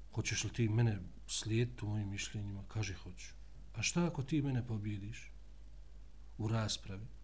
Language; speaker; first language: Bosnian; native; Bosnian